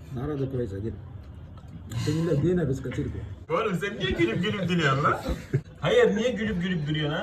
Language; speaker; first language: Turkish; non-native, fluent; Arabic